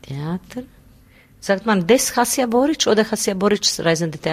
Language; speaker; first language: German; non-native, learner; Bosnian